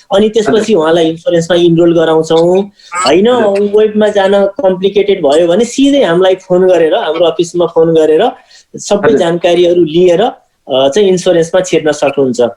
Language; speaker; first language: Nepali; native; Nepali